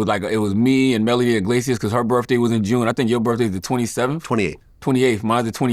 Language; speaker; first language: English; native; English